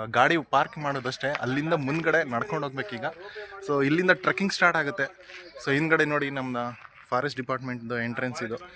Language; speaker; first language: Kannada; native; Kannada